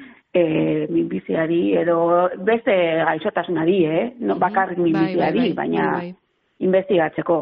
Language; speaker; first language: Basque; non-native, local second language; Spanish